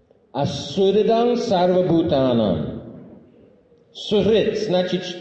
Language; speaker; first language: Russian; non-native, fluent; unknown